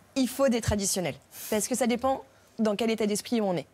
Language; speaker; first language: French; native; French